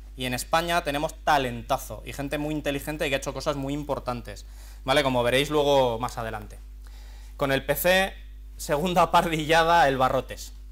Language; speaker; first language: Spanish; native; Spanish